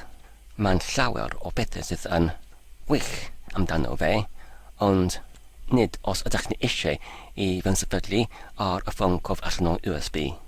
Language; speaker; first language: Welsh; non-native, learner; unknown